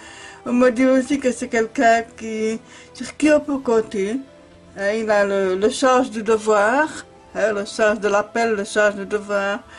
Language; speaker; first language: French; native; French